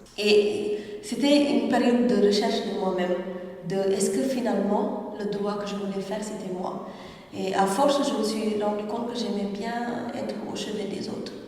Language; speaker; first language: French; non-native, local second language; Wolof